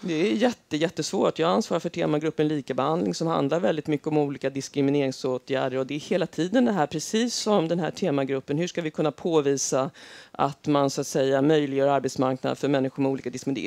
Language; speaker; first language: Swedish; native; Swedish